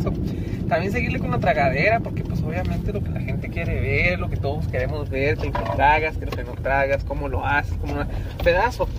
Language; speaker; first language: Spanish; early bilingual, heritage; Spanish